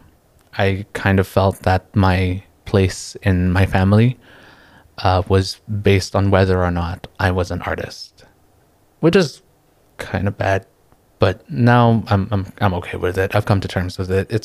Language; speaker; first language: English; non-native, local second language; Filipino